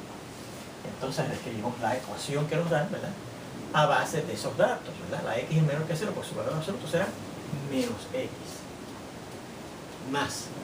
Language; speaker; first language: Spanish; native; Spanish